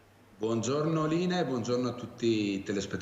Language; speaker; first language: Italian; native; Italian